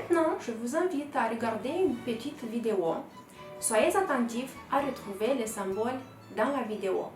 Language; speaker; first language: French; non-native, fluent; Romanian